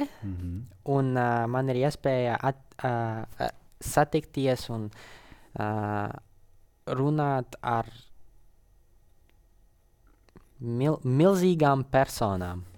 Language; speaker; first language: Latvian; non-native, local second language; Russian